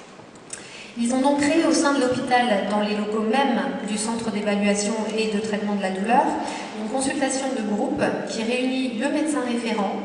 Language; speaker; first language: French; native; French